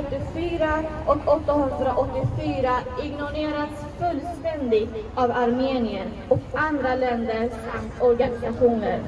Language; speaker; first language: Swedish; non-native, fluent; Azerbaijani